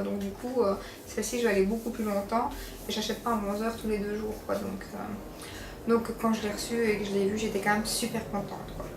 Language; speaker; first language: French; native; French